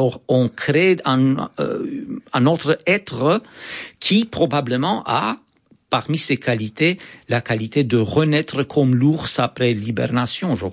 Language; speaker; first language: French; non-native, fluent; Romanian